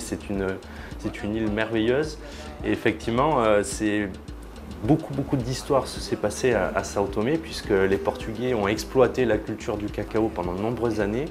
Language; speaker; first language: French; native; French